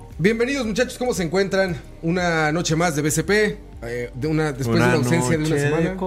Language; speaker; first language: Spanish; native; Spanish